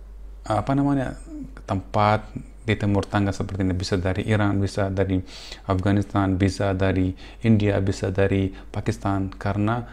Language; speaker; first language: Indonesian; non-native, fluent; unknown